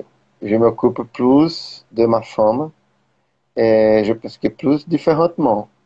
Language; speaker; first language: French; non-native, learner; Portuguese